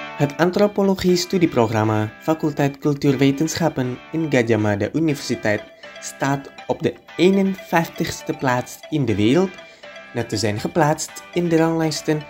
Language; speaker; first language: Dutch; non-native, fluent; Indonesian